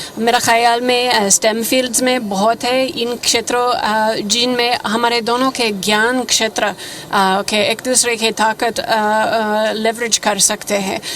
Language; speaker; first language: Hindi; non-native, fluent; English